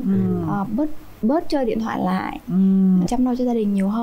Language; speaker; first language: Vietnamese; native; Vietnamese